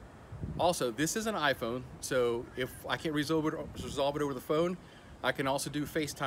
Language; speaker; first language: English; native; English